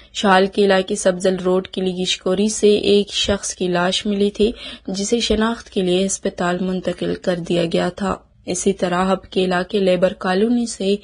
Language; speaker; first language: Urdu; non-native, local second language; Baluchi